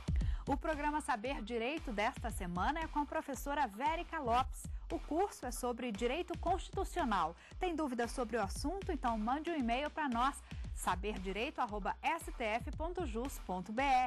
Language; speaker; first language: Portuguese; native; Portuguese